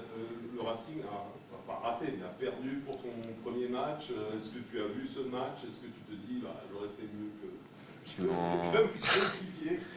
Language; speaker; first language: French; native; French